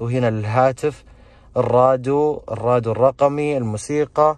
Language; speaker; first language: Arabic; native; Arabic